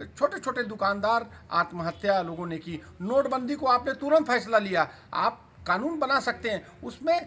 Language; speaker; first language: Hindi; native; Hindi